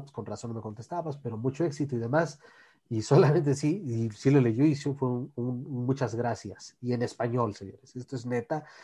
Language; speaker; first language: Spanish; native; Spanish